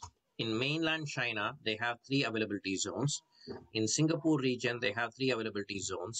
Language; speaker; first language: English; non-native, local second language; Tamil